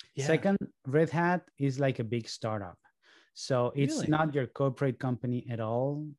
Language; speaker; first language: English; early bilingual, other home language; Spanish